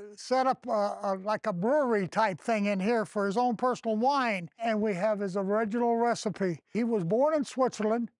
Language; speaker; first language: English; native; English